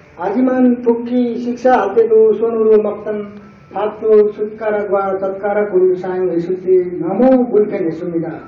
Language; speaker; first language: Korean; non-native, learner; Nepali